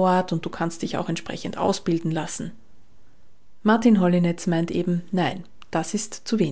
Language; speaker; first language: German; native; German